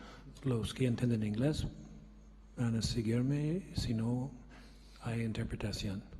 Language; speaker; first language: Spanish; non-native, learner; English